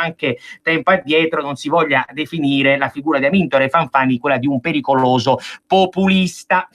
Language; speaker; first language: Italian; native; Italian